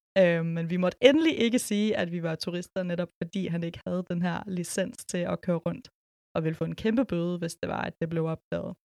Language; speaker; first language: Danish; early bilingual, other home language; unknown